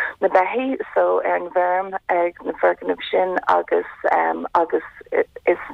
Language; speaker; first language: Irish; non-native, local second language; English